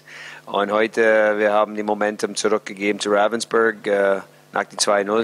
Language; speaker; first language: German; non-native, fluent; English